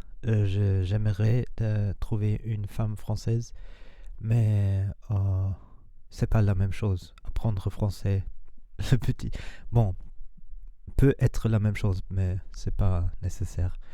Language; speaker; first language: French; non-native, learner; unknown